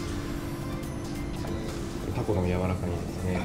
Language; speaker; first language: Japanese; native; Japanese